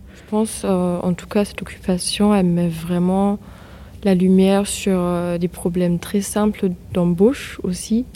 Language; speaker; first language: French; non-native, fluent; German